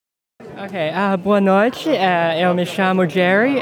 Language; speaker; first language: Portuguese; non-native, learner; English